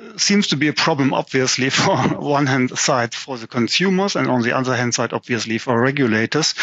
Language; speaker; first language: English; non-native, fluent; German